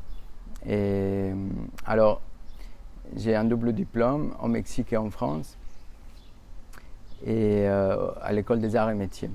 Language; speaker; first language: French; non-native, fluent; Spanish